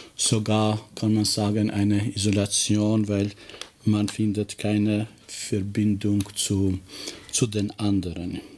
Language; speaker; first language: German; non-native, fluent; Albanian